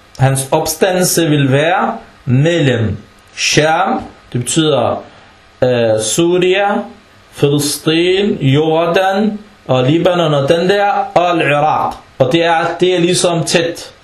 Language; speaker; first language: Danish; non-native, fluent; Arabic